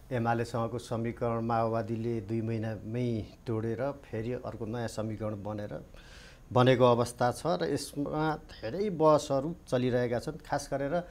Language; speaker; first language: Nepali; native; Nepali